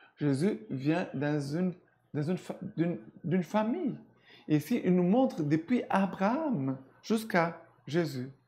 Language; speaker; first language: French; non-native, fluent; Portuguese